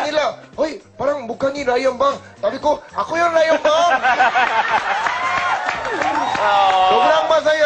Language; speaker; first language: Filipino; non-native, learner; Korean